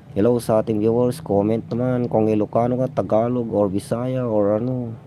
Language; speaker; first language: Filipino; non-native, local second language; Iloko